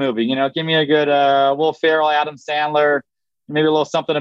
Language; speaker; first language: English; native; English